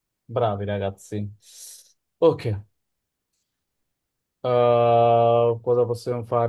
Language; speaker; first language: Italian; non-native, fluent; Bangla